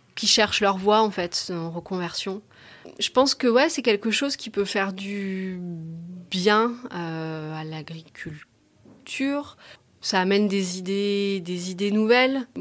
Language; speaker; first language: French; native; French